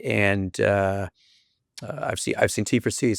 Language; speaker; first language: English; native; English